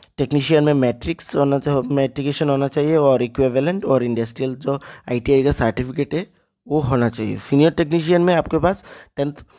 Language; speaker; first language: Hindi; non-native, local second language; Bangla